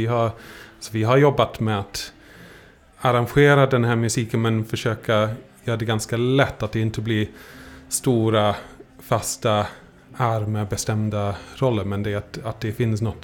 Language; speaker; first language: Swedish; non-native, fluent; English